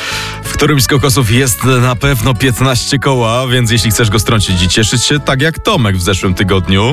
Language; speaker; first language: Polish; native; Polish